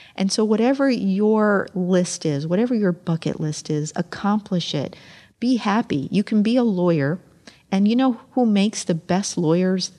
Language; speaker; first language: English; early bilingual, other home language; Amharic